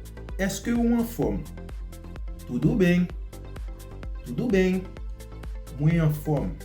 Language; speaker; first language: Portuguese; non-native, learner; Haitian Creole